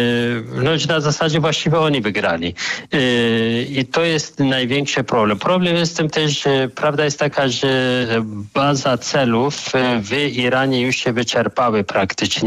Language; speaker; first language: Polish; non-native, fluent; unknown